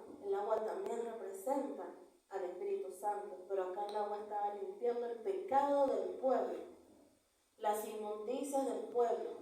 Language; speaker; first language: Spanish; native; Spanish